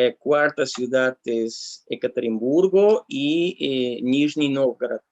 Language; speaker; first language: Spanish; non-native, fluent; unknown